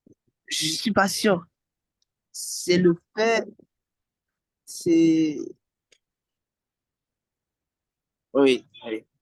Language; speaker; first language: French; non-native, fluent; English